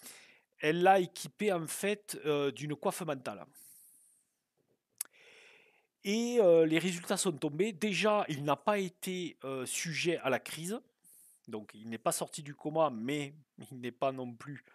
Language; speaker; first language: French; native; French